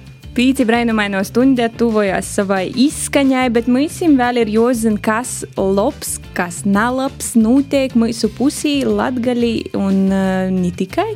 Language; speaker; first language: Latvian; native; Latvian